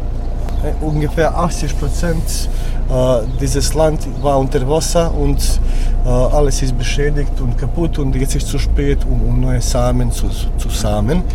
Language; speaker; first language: German; non-native, learner; Bosnian